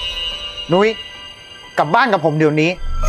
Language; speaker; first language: Thai; native; Thai